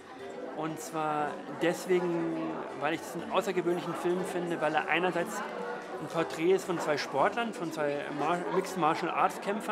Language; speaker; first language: German; native; German